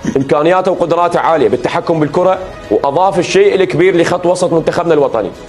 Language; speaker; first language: Arabic; native; Arabic